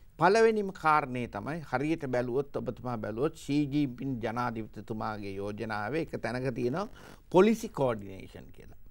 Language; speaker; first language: Sinhala; native; Sinhala